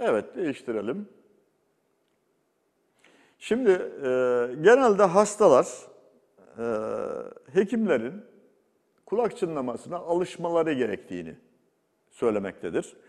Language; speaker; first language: Turkish; native; Turkish